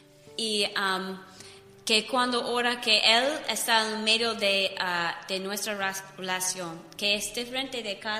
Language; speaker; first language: Spanish; non-native, learner; English